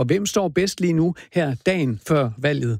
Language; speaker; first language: Danish; native; Danish